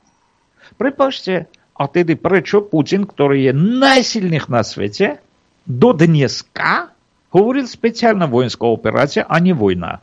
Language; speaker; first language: Slovak; non-native, fluent; Armenian